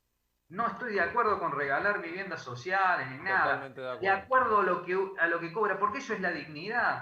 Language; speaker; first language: Spanish; native; Spanish